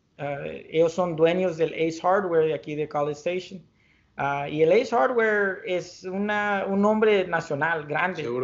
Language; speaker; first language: Spanish; early bilingual, heritage; Spanish